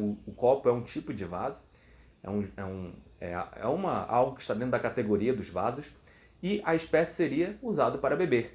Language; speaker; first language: Portuguese; native; Portuguese